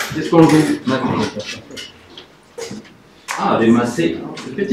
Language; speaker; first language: French; non-native, fluent; Swedish